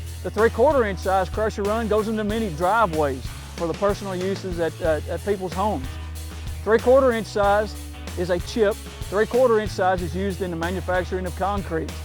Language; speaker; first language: English; native; English